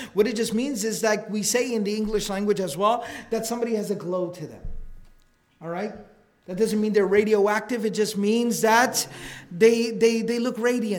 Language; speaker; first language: English; native; English